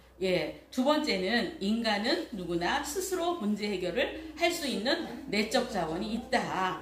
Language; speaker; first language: Korean; native; Korean